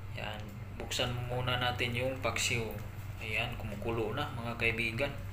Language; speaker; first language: Filipino; non-native, local second language; Cebuano